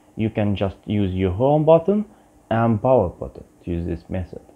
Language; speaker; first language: English; non-native, learner; Arabic